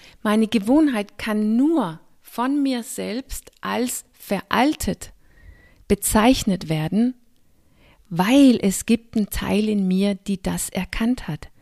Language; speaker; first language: German; non-native, fluent; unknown